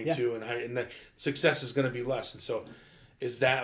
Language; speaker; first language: English; native; English